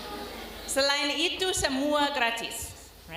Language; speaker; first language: Indonesian; non-native, learner; English